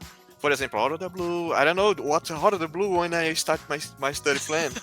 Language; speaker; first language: English; non-native, learner; Portuguese